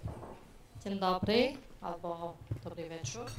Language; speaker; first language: Polish; non-native, learner; Georgian